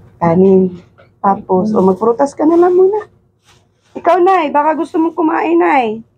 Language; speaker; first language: Filipino; non-native, local second language; Cebuano